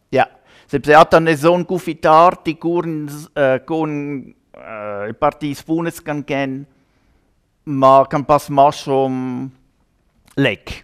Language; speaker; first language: Albanian; non-native, learner; German